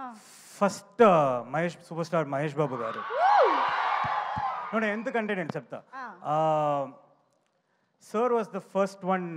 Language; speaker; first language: Telugu; non-native, learner; Tamil